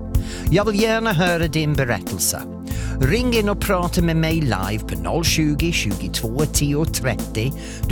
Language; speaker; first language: Swedish; non-native, fluent; English